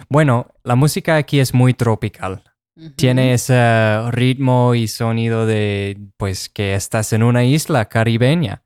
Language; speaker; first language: Spanish; non-native, fluent; English